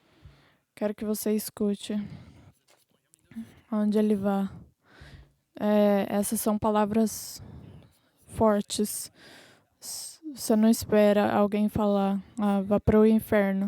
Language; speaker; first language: Portuguese; non-native, fluent; English